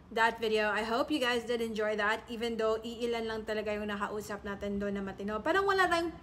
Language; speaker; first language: English; non-native, local second language; Cebuano